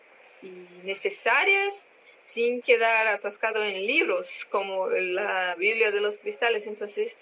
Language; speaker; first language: Spanish; non-native, learner; Portuguese